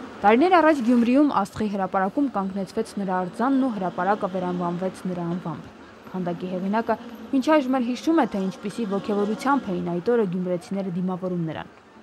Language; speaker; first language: Armenian; native; Armenian